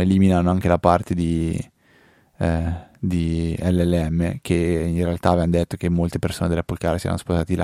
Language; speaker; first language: Italian; native; Italian